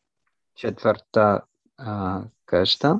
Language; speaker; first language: Bulgarian; non-native, learner; French